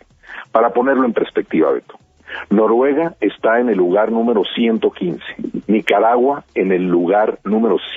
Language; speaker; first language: Spanish; native; Spanish